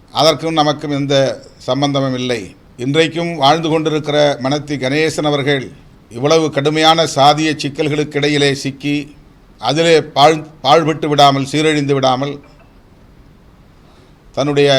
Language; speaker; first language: Tamil; native; Tamil